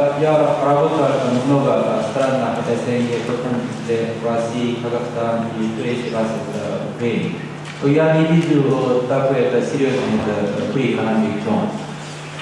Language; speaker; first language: Russian; non-native, learner; Korean